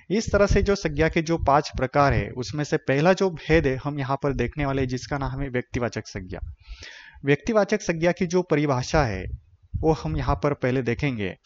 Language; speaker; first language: Hindi; non-native, local second language; Marathi